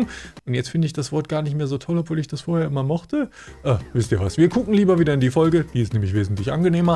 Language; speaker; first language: German; native; German